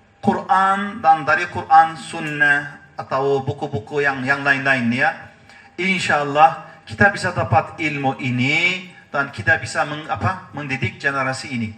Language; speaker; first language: Indonesian; non-native, learner; Turkish